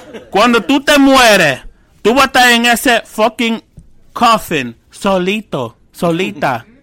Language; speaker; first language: Spanish; early bilingual, heritage; Spanish